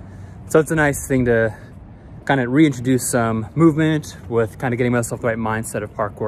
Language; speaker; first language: English; native; English